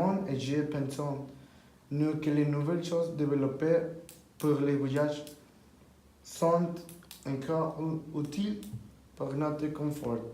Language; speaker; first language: French; non-native, learner; Spanish